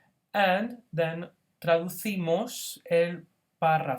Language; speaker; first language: Spanish; non-native, fluent; English